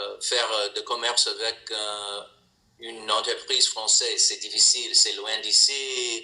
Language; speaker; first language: French; non-native, learner; English